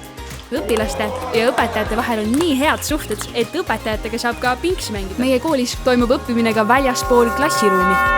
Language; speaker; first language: Estonian; native; Estonian